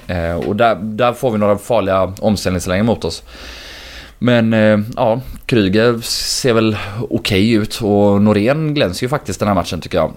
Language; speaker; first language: Swedish; native; Swedish